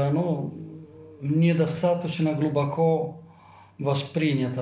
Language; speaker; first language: Russian; non-native, fluent; Italian